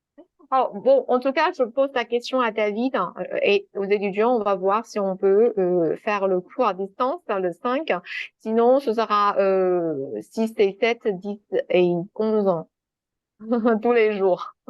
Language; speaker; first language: French; non-native, fluent; Chinese